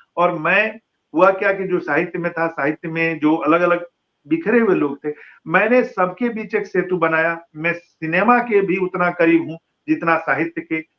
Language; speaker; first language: Hindi; non-native, local second language; Bhojpuri